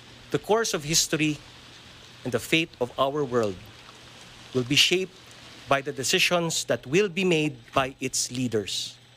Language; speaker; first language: English; non-native, local second language; Filipino